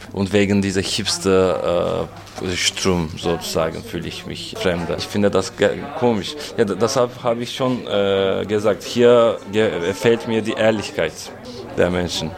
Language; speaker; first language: German; non-native, fluent; Turkish